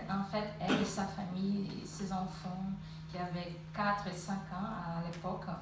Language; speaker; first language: French; non-native, fluent; Portuguese